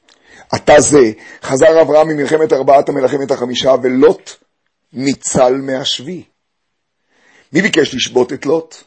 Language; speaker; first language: Hebrew; native; Hebrew